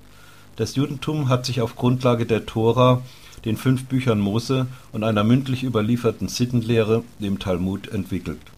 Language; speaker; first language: German; native; German